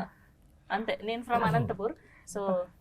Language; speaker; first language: Telugu; native; Telugu